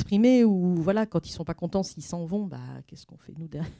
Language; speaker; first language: French; native; French